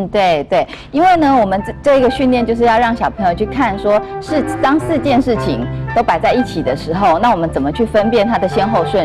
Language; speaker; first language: Chinese; native; Chinese